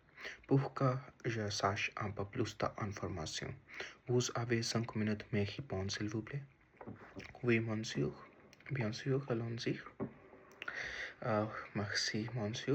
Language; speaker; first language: French; non-native, learner; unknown